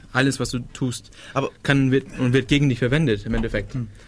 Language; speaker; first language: German; non-native, fluent; Danish